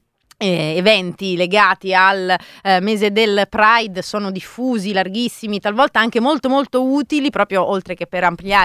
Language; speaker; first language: Italian; native; Italian